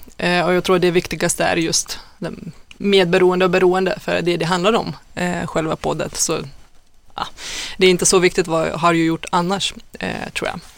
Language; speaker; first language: Swedish; non-native, fluent; Lithuanian